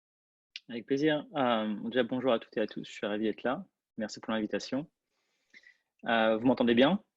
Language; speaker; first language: French; native; French